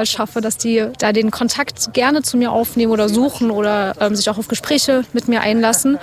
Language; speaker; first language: German; native; German